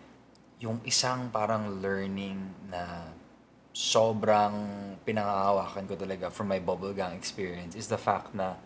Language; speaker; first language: Filipino; native; Filipino